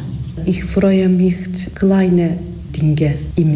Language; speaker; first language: German; non-native, learner; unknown